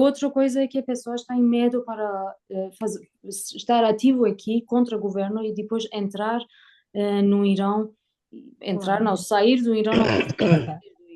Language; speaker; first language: Portuguese; non-native, learner; Persian